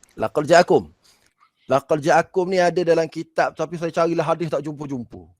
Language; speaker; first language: Malay; native; Malay